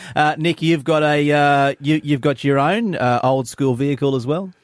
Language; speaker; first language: English; native; English